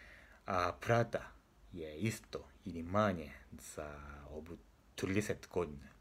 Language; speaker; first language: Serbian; non-native, learner; Japanese